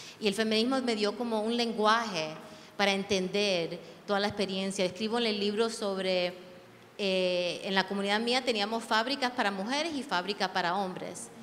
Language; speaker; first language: Spanish; early bilingual, heritage; Spanish